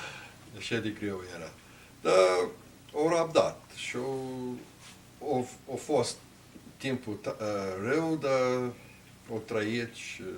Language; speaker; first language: Romanian; early bilingual, heritage; Romanian